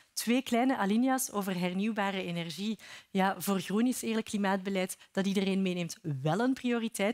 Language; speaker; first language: Dutch; native; Dutch